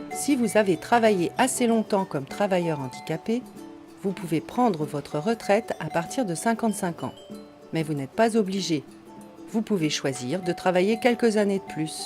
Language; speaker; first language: French; native; French